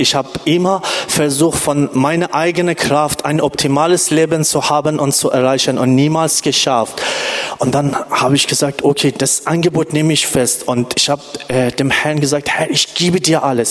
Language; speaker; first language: German; non-native, fluent; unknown